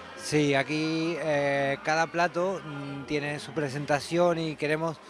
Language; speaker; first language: Spanish; native; Spanish